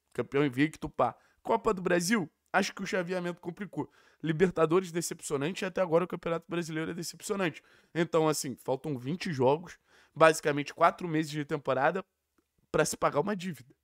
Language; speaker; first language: Portuguese; native; Portuguese